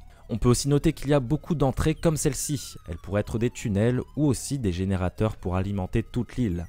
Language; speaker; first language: French; native; French